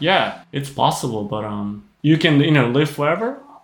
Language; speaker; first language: English; non-native, fluent; Japanese